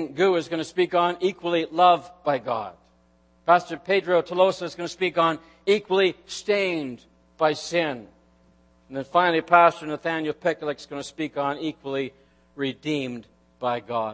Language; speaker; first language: English; native; English